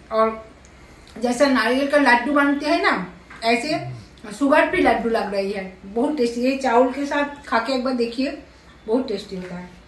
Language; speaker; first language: Hindi; non-native, local second language; Bangla